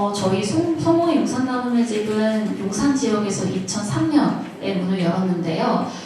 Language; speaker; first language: Korean; early bilingual, other home language; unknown